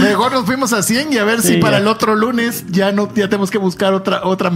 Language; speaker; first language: Spanish; native; Spanish